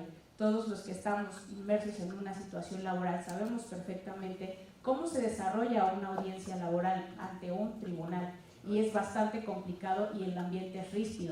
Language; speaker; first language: Spanish; native; Spanish